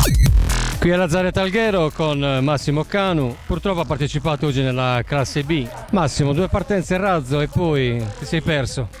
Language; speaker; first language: Italian; native; Italian